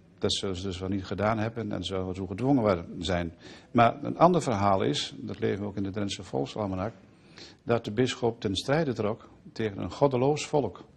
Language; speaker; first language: Dutch; native; Dutch